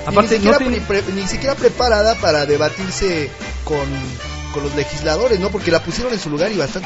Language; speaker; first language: Spanish; native; Spanish